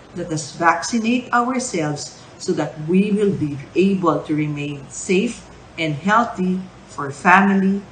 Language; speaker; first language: English; non-native, local second language; Chavacano